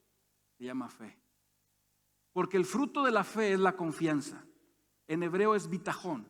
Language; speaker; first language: Spanish; native; Spanish